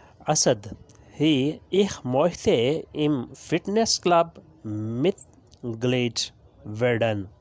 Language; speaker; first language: German; non-native, learner; Urdu